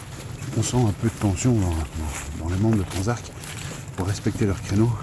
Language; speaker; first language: French; native; French